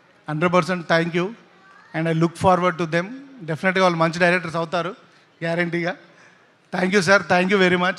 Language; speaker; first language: Telugu; native; Telugu